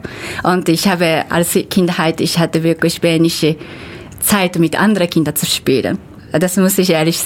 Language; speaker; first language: German; non-native, fluent; Japanese